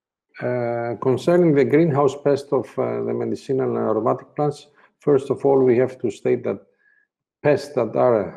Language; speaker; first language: English; non-native, fluent; Greek